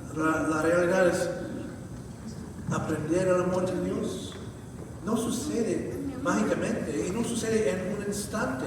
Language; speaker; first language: Spanish; non-native, fluent; English